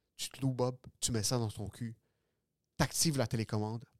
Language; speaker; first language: French; early bilingual, other home language; Arabic